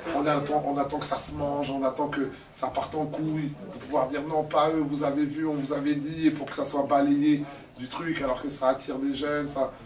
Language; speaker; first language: French; non-native, local second language; Lingala